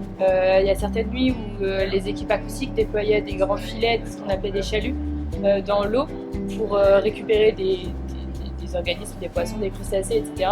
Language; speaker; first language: French; native; French